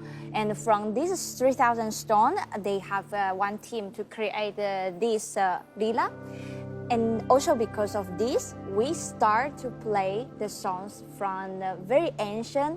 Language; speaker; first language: English; non-native, learner; Chinese